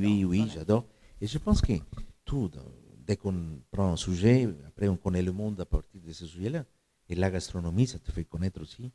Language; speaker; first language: French; non-native, fluent; Spanish